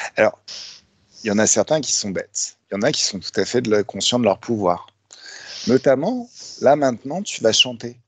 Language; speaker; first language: French; native; French